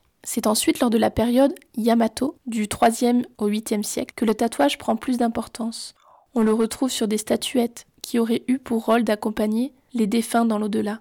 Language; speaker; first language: French; native; French